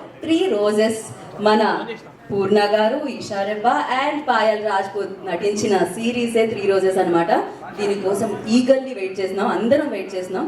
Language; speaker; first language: Telugu; native; Telugu